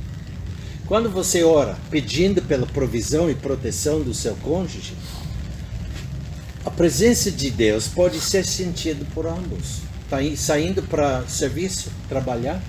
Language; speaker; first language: Portuguese; non-native, fluent; English